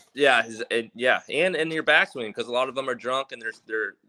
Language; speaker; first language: English; native; English